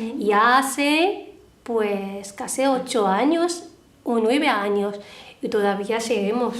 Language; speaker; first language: Spanish; non-native, fluent; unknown